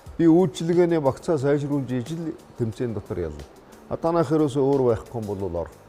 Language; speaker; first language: Mongolian; native; Mongolian